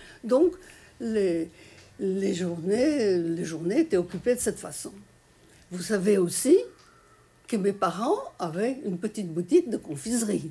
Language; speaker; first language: French; non-native, fluent; Polish